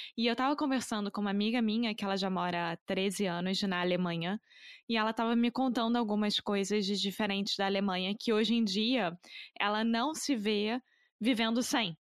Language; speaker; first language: Portuguese; native; Portuguese